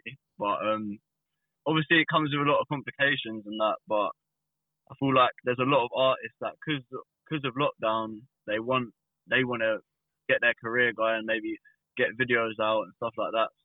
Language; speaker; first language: English; native; English